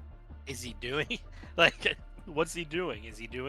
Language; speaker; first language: English; native; English